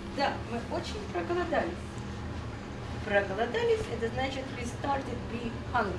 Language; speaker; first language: Russian; native; Russian